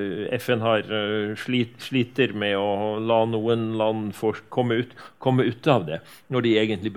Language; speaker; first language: Norwegian; native; Norwegian